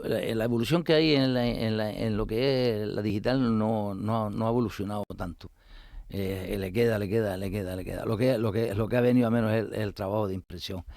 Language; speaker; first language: Spanish; native; Spanish